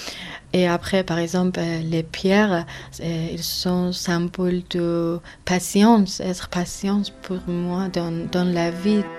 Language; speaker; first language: French; non-native, learner; Persian